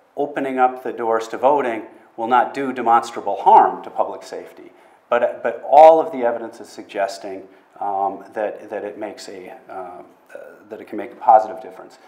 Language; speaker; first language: English; native; English